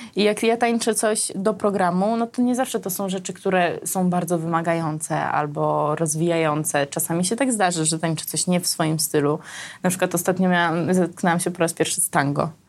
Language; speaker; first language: Polish; early bilingual, other home language; Armenian